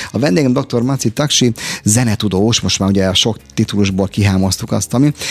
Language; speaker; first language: Hungarian; native; Hungarian